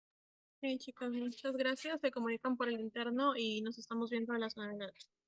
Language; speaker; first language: Spanish; native; Spanish